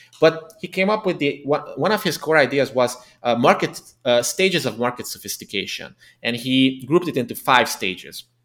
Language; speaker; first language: English; non-native, fluent; Hungarian